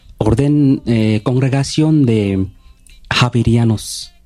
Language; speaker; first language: Spanish; non-native, learner; Bangla